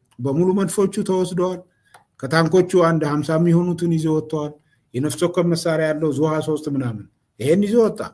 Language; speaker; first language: Amharic; non-native, local second language; Oromo